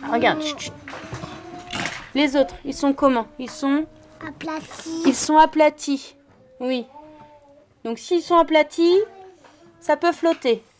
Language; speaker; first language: French; native; French